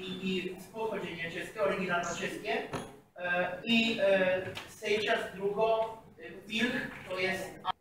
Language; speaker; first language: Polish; non-native, learner; Slovak